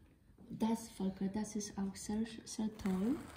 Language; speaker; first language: German; non-native, learner; Polish